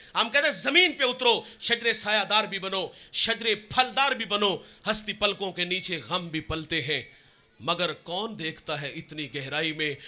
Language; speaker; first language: Urdu; non-native, local second language; Punjabi